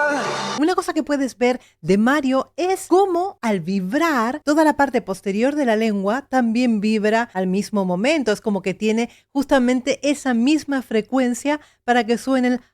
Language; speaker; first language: Spanish; native; Spanish